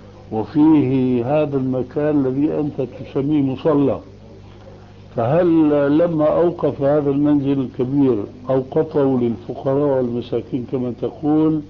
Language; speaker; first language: Arabic; early bilingual, other home language; Albanian